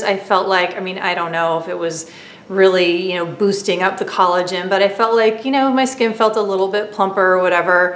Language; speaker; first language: English; native; English